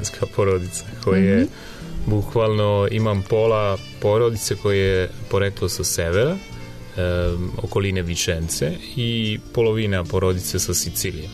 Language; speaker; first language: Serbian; non-native, fluent; Italian